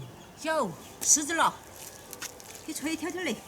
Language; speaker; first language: Chinese; native; Chinese